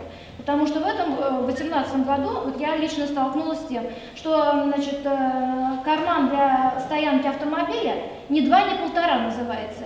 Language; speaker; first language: Russian; native; Russian